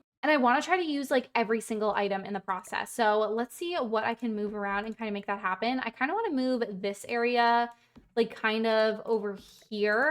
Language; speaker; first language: English; native; English